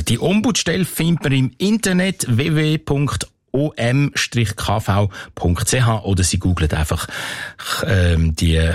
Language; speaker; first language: German; native; German